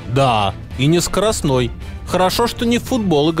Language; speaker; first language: Russian; native; Russian